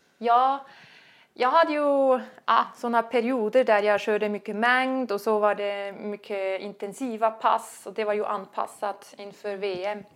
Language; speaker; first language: Swedish; non-native, fluent; German